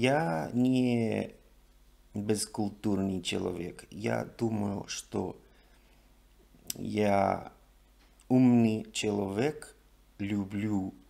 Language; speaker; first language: Russian; non-native, learner; English